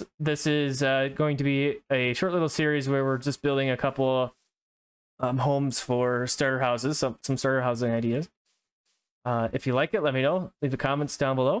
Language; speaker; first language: English; native; English